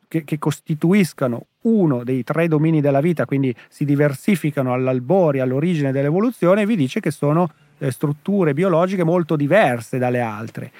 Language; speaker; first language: Italian; native; Italian